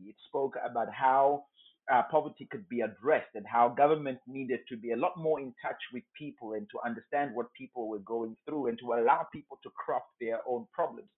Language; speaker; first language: English; non-native, local second language; Shona